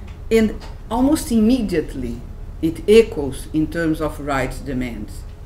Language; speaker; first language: English; non-native, fluent; Portuguese